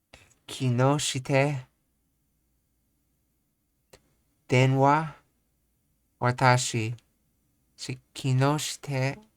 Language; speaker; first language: Japanese; non-native, learner; English